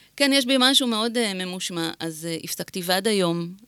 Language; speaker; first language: Hebrew; native; Hebrew